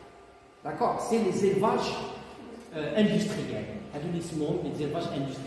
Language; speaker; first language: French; non-native, local second language; Arabic